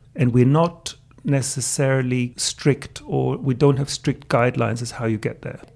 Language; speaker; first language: English; non-native, fluent; German